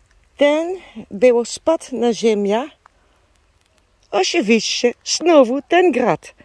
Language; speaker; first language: Polish; non-native, learner; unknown